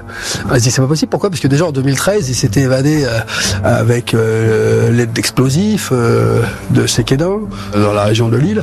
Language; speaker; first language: French; native; French